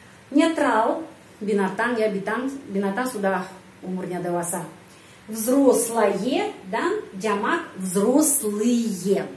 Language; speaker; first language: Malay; non-native, fluent; Russian